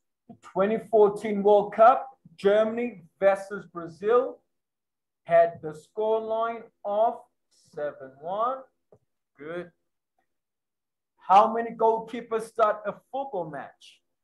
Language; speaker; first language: English; native; English